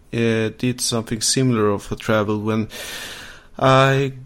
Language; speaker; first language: English; non-native, fluent; Swedish